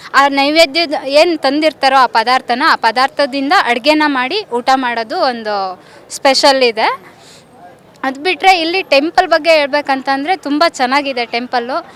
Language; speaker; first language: Kannada; native; Kannada